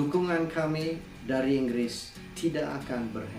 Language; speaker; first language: Indonesian; non-native, fluent; English